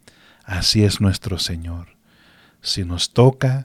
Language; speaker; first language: Spanish; native; Spanish